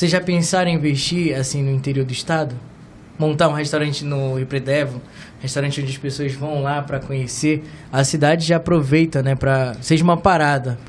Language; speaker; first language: Portuguese; native; Portuguese